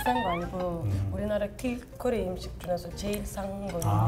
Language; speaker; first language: Korean; non-native, fluent; Turkish